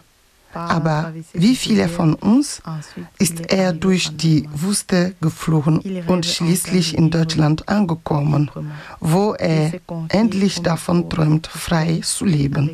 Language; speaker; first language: German; non-native, fluent; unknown